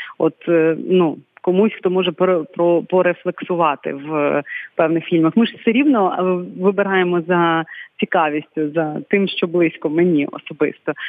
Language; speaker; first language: Ukrainian; non-native, local second language; Bulgarian